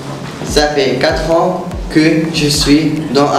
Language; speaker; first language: French; non-native, learner; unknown